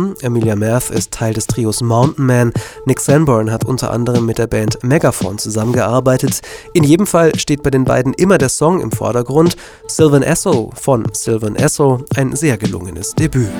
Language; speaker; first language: German; native; German